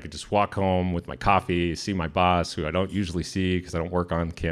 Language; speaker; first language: English; native; English